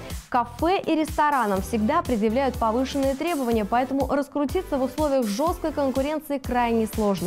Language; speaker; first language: Russian; native; Russian